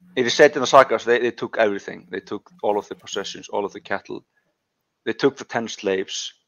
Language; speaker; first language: English; non-native, fluent; Icelandic